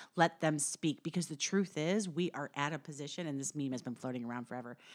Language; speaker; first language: English; native; English